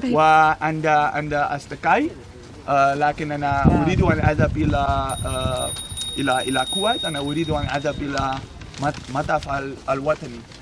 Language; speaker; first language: Arabic; non-native, learner; Dutch